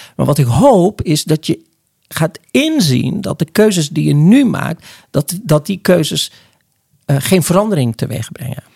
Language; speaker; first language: Dutch; early bilingual, other home language; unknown